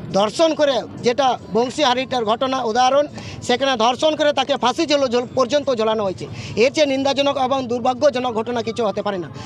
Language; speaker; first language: Bangla; non-native, local second language; Santali